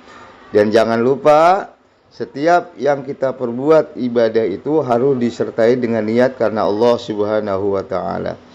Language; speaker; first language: Indonesian; native; Indonesian